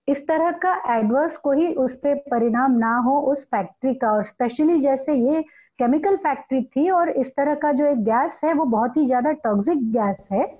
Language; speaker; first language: Hindi; non-native, local second language; Marathi